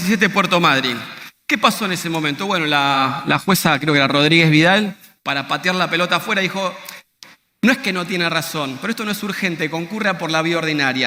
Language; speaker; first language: Spanish; native; Spanish